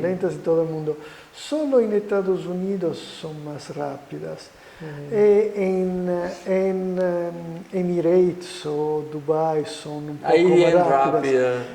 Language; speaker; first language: Spanish; non-native, fluent; Italian